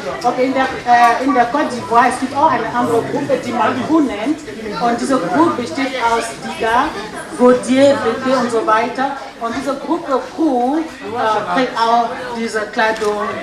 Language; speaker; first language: German; non-native, fluent; French